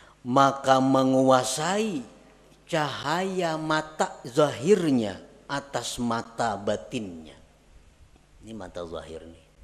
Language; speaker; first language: Indonesian; non-native, local second language; Banjar